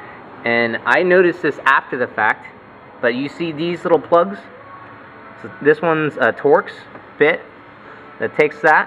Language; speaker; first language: English; native; English